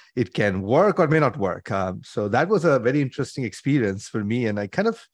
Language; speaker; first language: English; non-native, local second language; Bangla